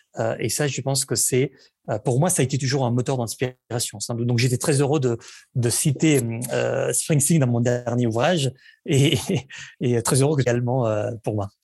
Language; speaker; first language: French; non-native, fluent; Catalan